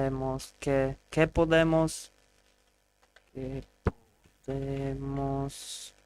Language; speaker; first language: Spanish; non-native, learner; English